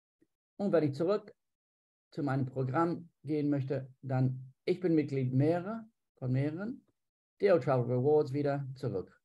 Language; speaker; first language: German; non-native, fluent; English